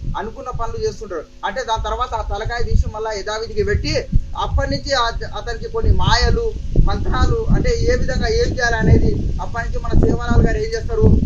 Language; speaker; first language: Telugu; non-native, local second language; Lambadi